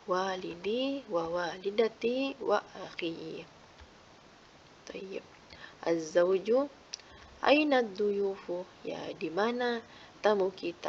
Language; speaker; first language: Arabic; non-native, fluent; Indonesian